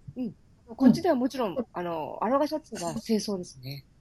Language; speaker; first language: Japanese; native; Japanese